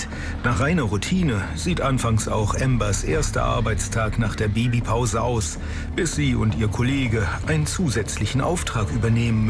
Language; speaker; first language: German; native; German